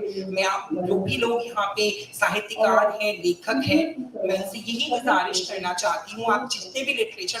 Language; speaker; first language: Hindi; native; Hindi